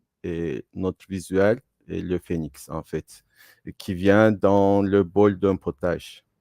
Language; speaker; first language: French; non-native, fluent; Turkish